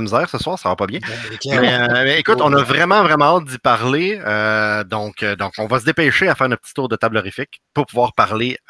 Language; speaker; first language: French; native; French